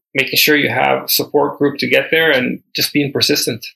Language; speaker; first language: English; early bilingual, other home language; Spanish